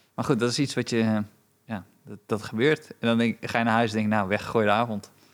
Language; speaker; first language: Dutch; early bilingual, other home language; Romanian